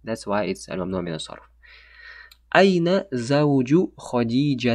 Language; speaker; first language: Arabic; non-native, fluent; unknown